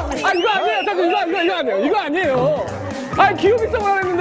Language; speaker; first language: Korean; native; Korean